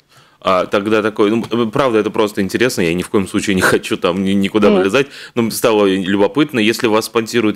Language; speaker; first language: Russian; native; Russian